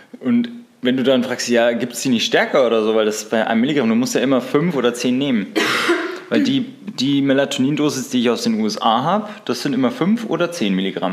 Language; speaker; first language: German; native; German